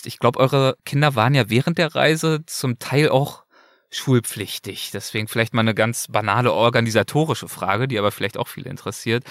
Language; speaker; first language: German; native; German